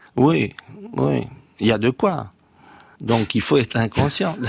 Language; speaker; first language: French; non-native, fluent; Romanian